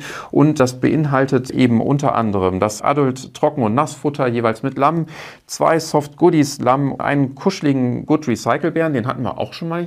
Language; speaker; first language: German; native; German